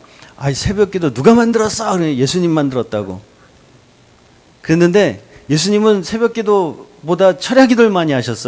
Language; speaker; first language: Korean; native; Korean